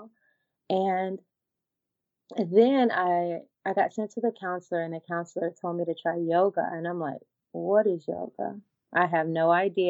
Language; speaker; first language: English; native; English